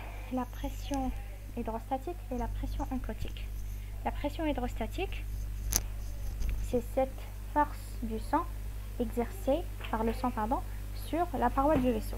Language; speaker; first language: French; non-native, local second language; Arabic